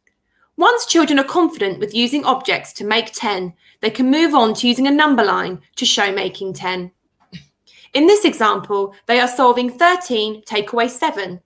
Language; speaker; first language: English; native; English